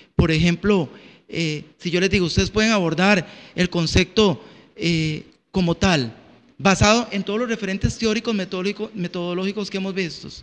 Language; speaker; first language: Spanish; native; Spanish